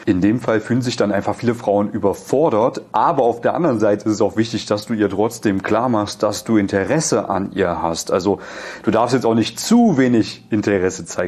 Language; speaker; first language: German; native; German